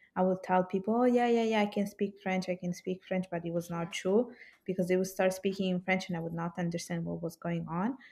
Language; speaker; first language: English; early bilingual, heritage; Italian